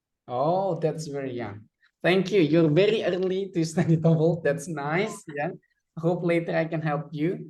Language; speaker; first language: English; non-native, fluent; Indonesian